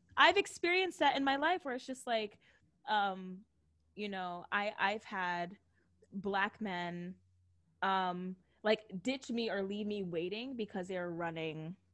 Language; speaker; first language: English; native; English